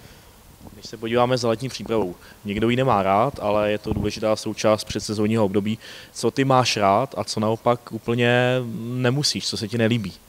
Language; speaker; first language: Czech; native; Czech